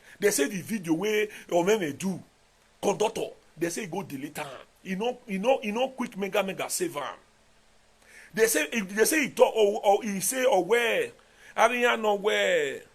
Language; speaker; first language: Nigerian Pidgin; native; Nigerian Pidgin